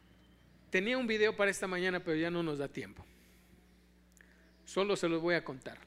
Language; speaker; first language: Spanish; native; Spanish